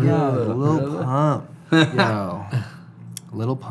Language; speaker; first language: English; native; English